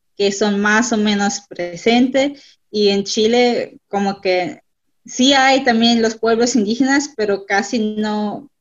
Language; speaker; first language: Spanish; non-native, fluent; German